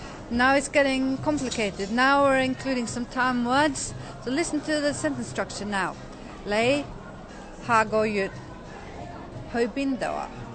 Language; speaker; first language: English; native; English